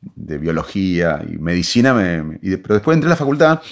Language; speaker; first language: Spanish; native; Spanish